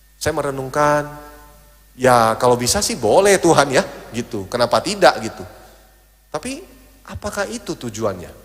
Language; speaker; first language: Indonesian; native; Indonesian